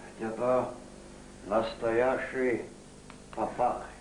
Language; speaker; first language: Russian; non-native, local second language; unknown